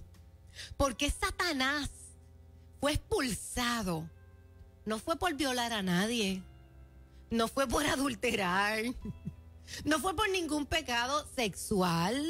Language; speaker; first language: Spanish; native; Spanish